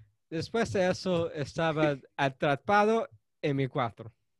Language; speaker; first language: Spanish; early bilingual, heritage; Spanish